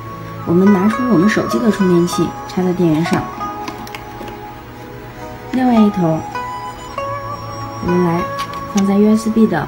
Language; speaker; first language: Chinese; native; Chinese